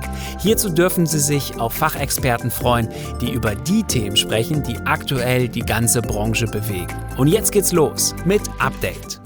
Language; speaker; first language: German; native; German